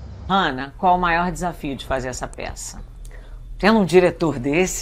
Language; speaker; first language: Portuguese; native; Portuguese